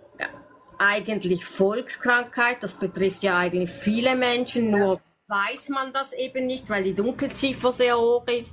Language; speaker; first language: German; native; German